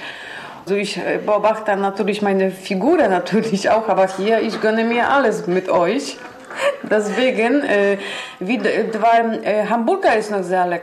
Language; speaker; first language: German; non-native, learner; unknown